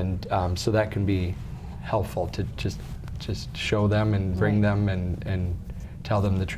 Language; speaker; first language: English; native; English